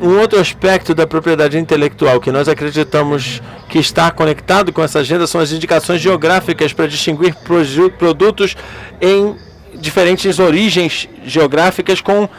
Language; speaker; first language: Portuguese; non-native, learner; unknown